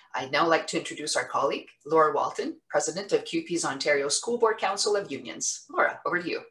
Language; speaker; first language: English; non-native, local second language; French